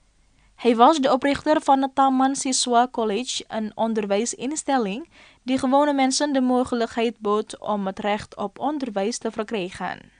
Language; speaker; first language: Dutch; non-native, fluent; Indonesian